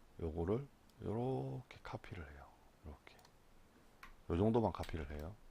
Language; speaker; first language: Korean; native; Korean